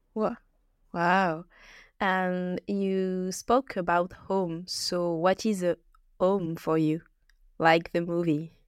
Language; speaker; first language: English; non-native, learner; French